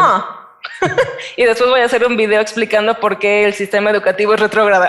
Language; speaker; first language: Spanish; native; Spanish